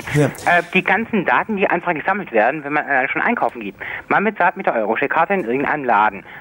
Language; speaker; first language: German; non-native, fluent; Spanish